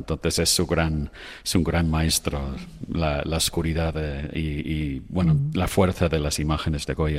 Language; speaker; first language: Spanish; non-native, fluent; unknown